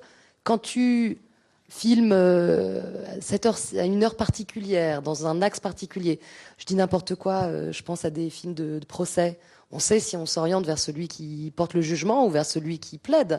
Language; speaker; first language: French; native; French